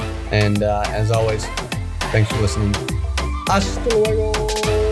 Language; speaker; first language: English; native; English